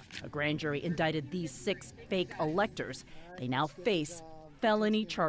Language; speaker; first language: English; native; English